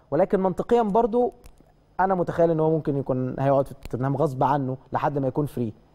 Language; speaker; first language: Egyptian Arabic; native; Egyptian Arabic